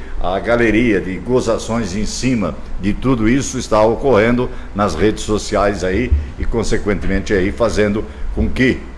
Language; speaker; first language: Portuguese; native; Portuguese